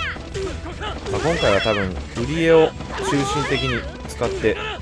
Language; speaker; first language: Japanese; native; Japanese